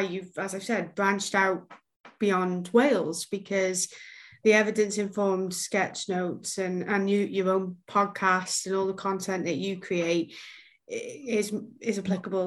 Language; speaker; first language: English; native; English